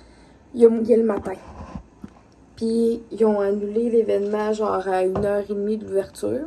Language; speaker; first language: French; native; French